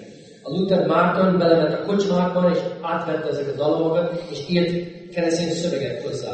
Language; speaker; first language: Hungarian; non-native, fluent; English